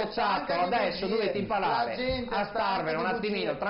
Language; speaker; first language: Italian; native; Italian